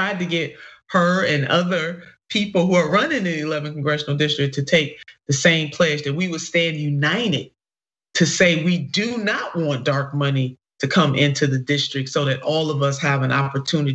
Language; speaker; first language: English; native; English